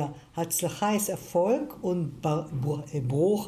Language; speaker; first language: German; early bilingual, heritage; German